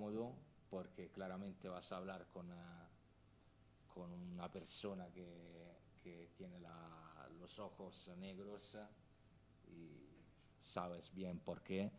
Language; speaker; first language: Spanish; non-native, fluent; Italian